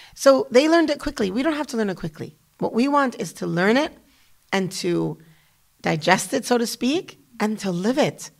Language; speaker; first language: English; native; English